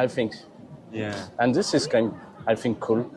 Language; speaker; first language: English; non-native, fluent; French